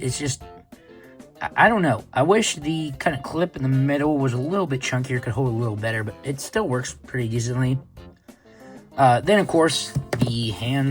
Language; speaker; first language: English; native; English